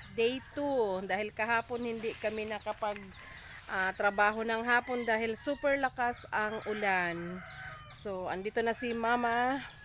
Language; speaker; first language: Filipino; non-native, local second language; Bikol